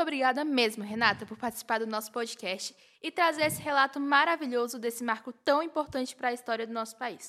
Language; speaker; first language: Portuguese; native; Portuguese